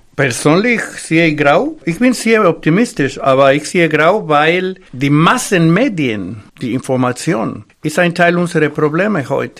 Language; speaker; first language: German; non-native, fluent; Spanish